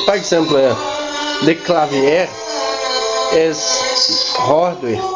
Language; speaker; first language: French; non-native, learner; Spanish